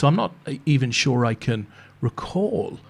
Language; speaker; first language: English; native; English